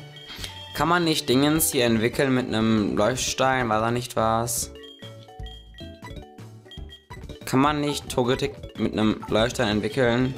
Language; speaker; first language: German; native; German